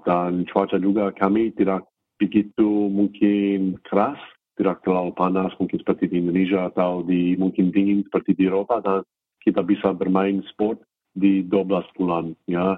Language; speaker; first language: Indonesian; non-native, fluent; English